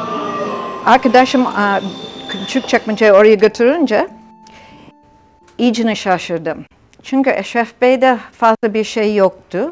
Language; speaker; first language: Turkish; non-native, fluent; English